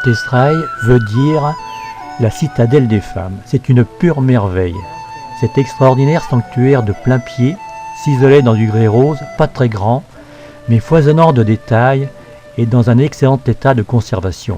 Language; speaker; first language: French; native; French